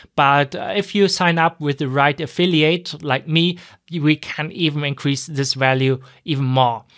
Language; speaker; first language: English; non-native, fluent; German